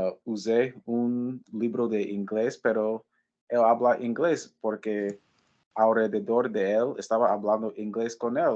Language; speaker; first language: Spanish; non-native, fluent; English